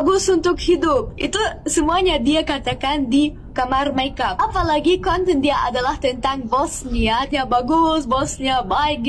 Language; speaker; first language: Indonesian; non-native, fluent; German